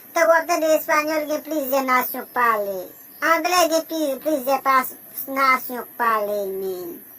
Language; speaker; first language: Haitian Creole; native; Haitian Creole